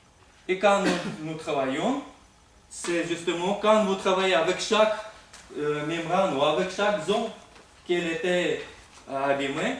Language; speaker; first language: French; non-native, fluent; Russian